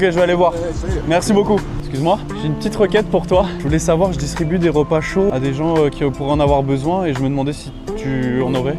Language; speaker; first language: French; native; French